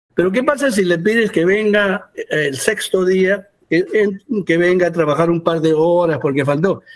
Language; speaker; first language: Spanish; early bilingual, heritage; Spanish